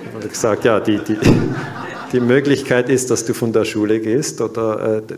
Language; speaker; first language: German; native; German